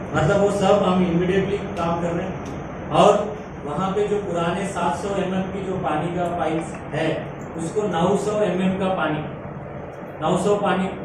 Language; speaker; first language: Hindi; non-native, local second language; Marathi